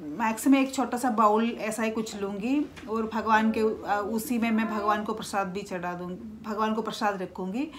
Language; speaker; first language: Hindi; non-native, local second language; Malayalam